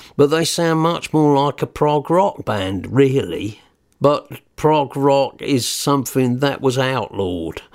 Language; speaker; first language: English; native; English